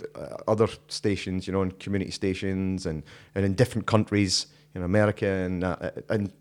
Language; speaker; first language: English; native; English